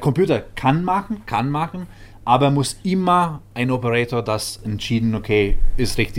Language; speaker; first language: German; non-native, fluent; Italian